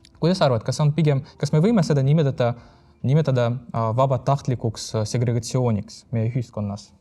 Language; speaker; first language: Estonian; non-native, local second language; Russian